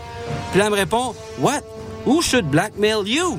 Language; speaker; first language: French; native; French